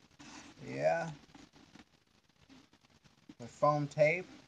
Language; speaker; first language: English; native; English